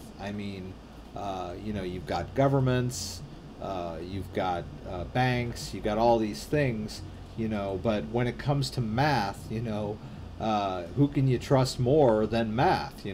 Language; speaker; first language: English; native; English